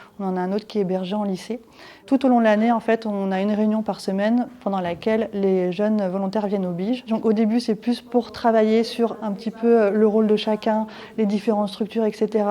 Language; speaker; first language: French; native; French